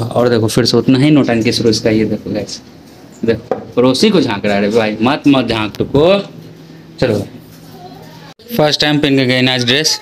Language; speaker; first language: Hindi; native; Hindi